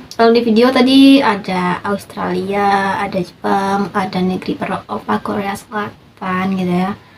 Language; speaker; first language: Indonesian; native; Indonesian